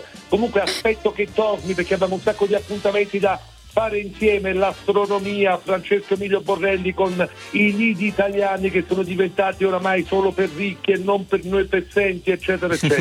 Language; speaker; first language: Italian; native; Italian